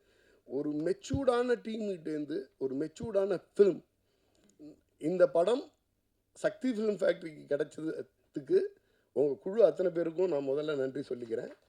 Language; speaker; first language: Tamil; native; Tamil